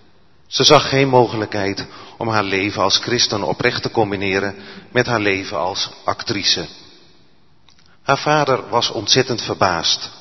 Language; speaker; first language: Dutch; native; Dutch